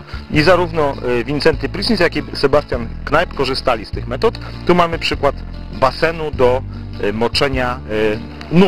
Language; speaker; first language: Polish; native; Polish